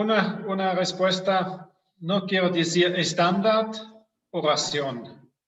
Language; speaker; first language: Spanish; non-native, fluent; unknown